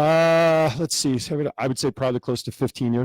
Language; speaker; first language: English; native; English